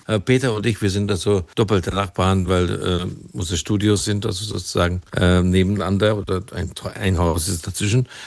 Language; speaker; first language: German; non-native, fluent; Hungarian